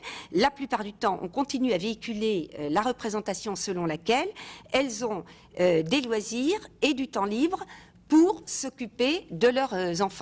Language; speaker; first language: French; native; French